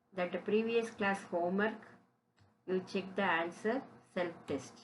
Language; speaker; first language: English; non-native, local second language; Tamil